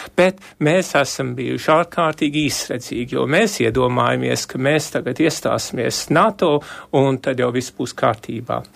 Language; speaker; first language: Latvian; early bilingual, heritage; Latvian